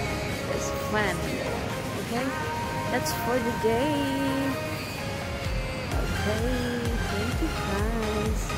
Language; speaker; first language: English; non-native, learner; Filipino